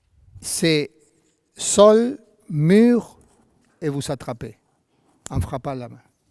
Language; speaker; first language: French; non-native, fluent; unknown